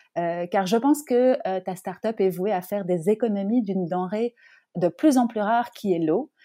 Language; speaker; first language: French; native; French